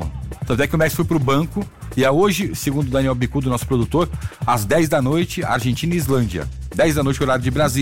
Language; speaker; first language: Portuguese; native; Portuguese